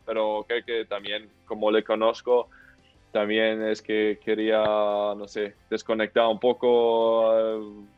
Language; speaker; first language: Spanish; non-native, fluent; German